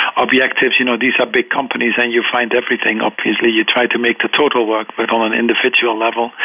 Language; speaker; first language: English; non-native, fluent; Dutch